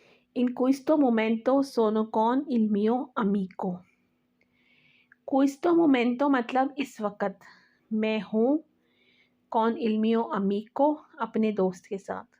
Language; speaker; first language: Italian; non-native, learner; Urdu